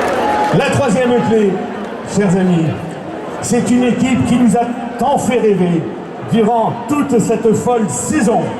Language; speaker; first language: French; native; French